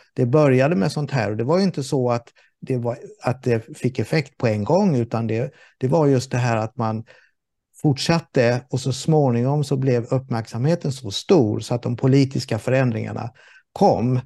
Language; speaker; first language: Swedish; native; Swedish